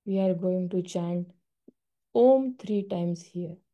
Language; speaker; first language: English; non-native, local second language; Marathi